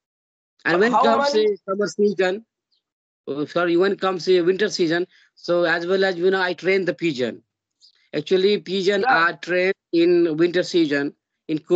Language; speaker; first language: English; non-native, learner; Hindi